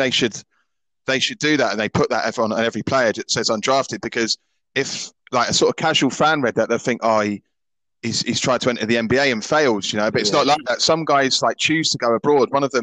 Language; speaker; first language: English; native; English